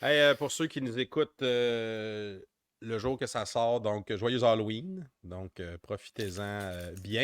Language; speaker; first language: French; native; French